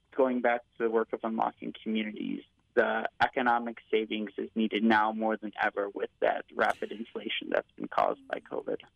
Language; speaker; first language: English; native; English